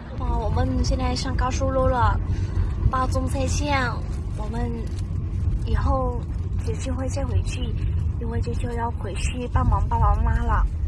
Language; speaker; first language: Chinese; non-native, learner; Vietnamese